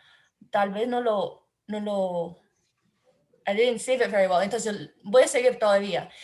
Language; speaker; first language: Spanish; non-native, learner; English